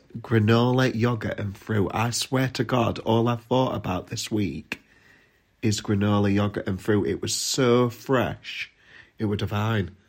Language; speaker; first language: English; native; English